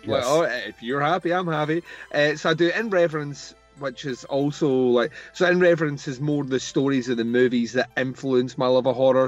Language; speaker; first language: English; native; English